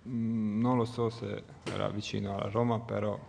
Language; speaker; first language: Italian; non-native, learner; Croatian